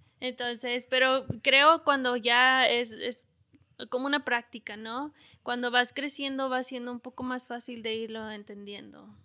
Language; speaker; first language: Spanish; native; Spanish